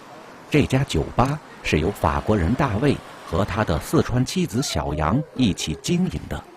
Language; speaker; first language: Chinese; native; Chinese